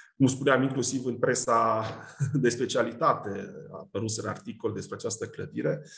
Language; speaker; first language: Romanian; native; Romanian